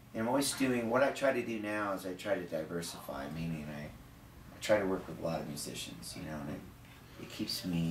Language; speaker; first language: English; native; English